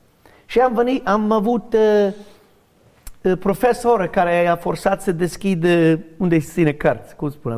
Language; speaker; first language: Romanian; non-native, learner; English